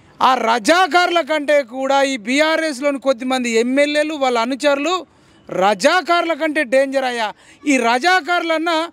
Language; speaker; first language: Telugu; native; Telugu